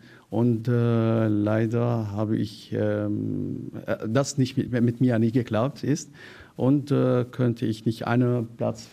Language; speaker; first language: German; non-native, learner; Arabic